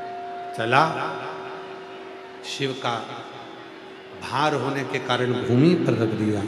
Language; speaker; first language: Hindi; native; Hindi